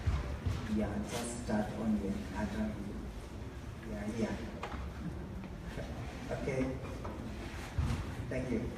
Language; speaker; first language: English; non-native, learner; Kalenjin